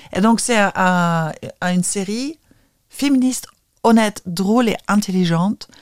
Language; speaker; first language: French; non-native, fluent; Lithuanian